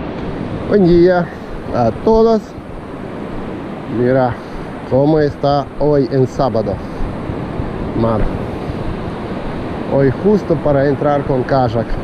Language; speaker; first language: Spanish; non-native, fluent; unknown